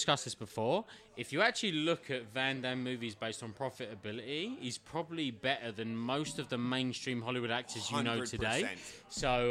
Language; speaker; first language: English; native; English